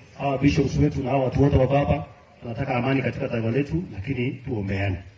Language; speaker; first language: Swahili; non-native, local second language; Kalenjin